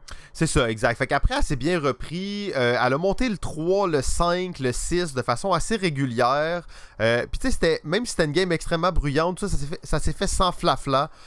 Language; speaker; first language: French; native; French